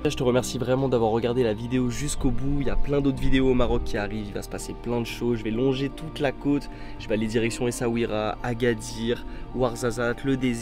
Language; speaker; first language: French; native; French